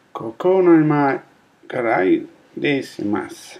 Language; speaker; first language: Japanese; non-native, learner; English